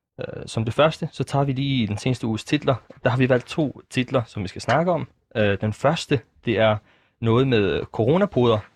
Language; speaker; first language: Danish; early bilingual, other home language; Arabic